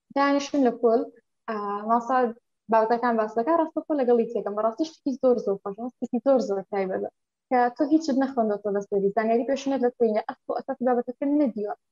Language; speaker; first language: Central Kurdish; non-native, local second language; Kurdish